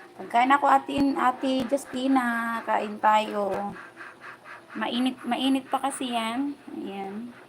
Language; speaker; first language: Filipino; native; Filipino